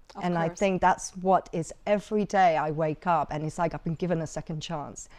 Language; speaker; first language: English; early bilingual, other home language; Cantonese